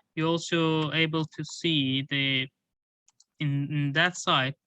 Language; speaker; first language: English; non-native, fluent; Azerbaijani